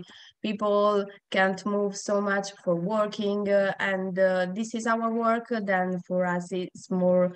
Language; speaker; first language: English; non-native, learner; Italian